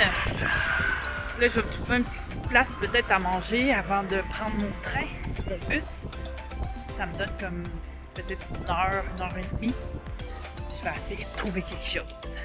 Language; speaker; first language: French; native; French